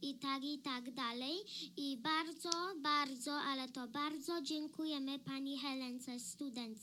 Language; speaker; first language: Polish; early bilingual, heritage; Polish